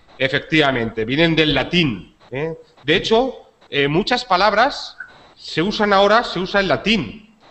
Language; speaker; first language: Spanish; native; Spanish